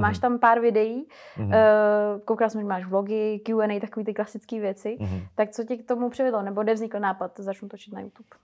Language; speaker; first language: Czech; native; Czech